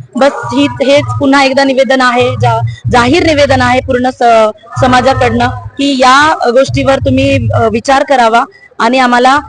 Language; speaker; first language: Marathi; non-native, local second language; Lambadi